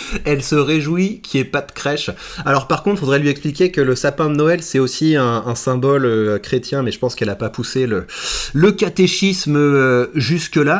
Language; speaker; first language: French; native; French